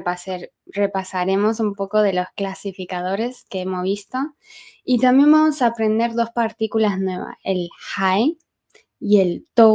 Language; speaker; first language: Spanish; non-native, fluent; Chinese